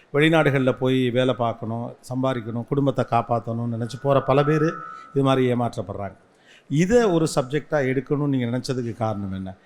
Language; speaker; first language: Tamil; native; Tamil